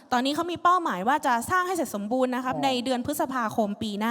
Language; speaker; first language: Thai; native; Thai